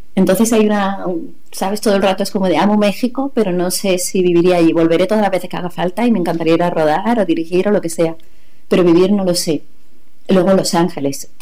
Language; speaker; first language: Spanish; native; Spanish